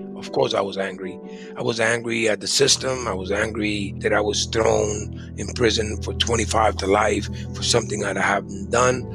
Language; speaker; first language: English; early bilingual, other home language; Spanish